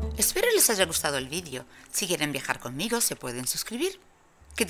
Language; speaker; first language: Spanish; native; Spanish